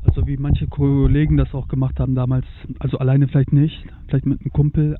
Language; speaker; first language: German; early bilingual, other home language; Turkish